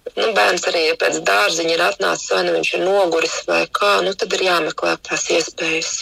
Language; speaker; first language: Latvian; native; Latvian